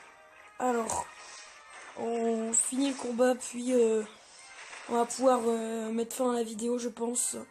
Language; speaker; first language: French; native; French